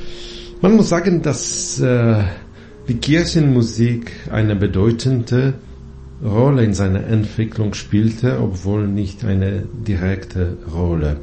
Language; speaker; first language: German; non-native, fluent; Polish